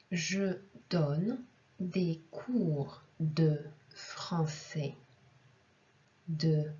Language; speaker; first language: French; non-native, fluent; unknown